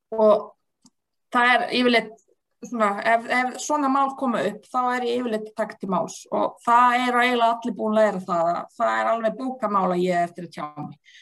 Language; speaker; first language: Icelandic; non-native, fluent; Bosnian